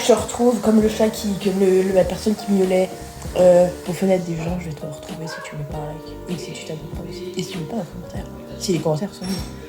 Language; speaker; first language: French; native; French